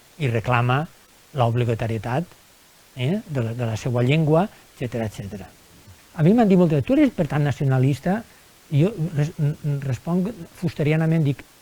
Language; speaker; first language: Catalan; native; Catalan